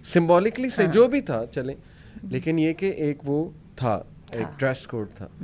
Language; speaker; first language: Urdu; native; Urdu